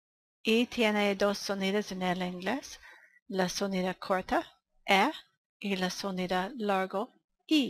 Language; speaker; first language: Spanish; non-native, learner; English